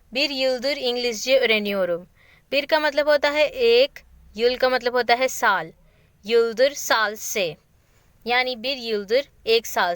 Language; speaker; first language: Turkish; non-native, learner; Urdu